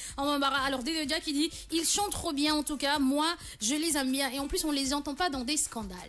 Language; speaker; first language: French; non-native, local second language; Wolof